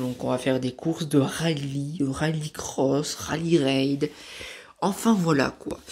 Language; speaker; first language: French; native; French